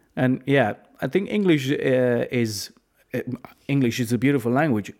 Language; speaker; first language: English; non-native, fluent; Low German